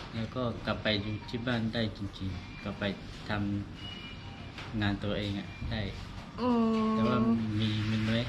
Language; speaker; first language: Thai; non-native, learner; Burmese